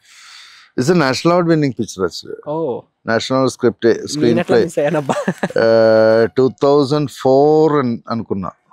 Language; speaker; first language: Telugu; non-native, learner; Malayalam